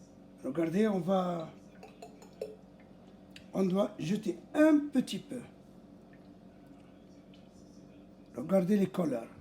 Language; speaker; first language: French; non-native, fluent; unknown